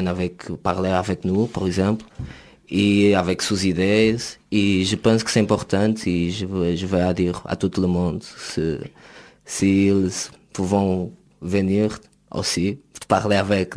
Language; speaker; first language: French; non-native, learner; Portuguese